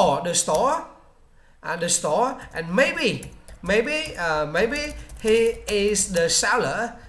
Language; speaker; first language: English; non-native, learner; Vietnamese